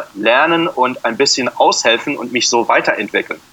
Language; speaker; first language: German; native; German